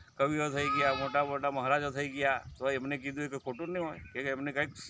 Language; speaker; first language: Gujarati; non-native, local second language; Bhili